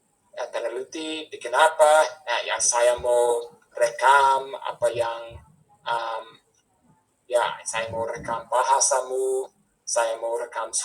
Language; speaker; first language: Indonesian; non-native, fluent; English